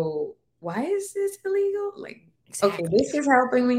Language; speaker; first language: English; non-native, fluent; Spanish